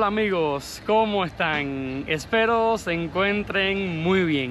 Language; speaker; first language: Spanish; native; Spanish